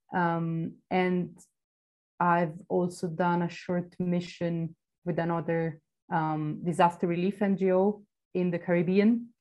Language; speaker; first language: English; non-native, fluent; Italian